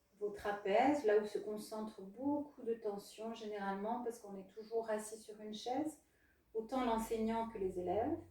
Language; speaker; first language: French; non-native, fluent; Spanish